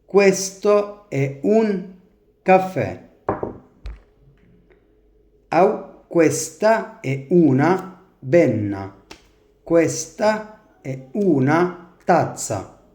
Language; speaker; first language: Italian; non-native, fluent; Arabic